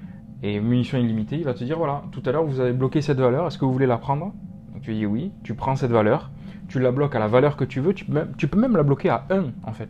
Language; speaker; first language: French; native; French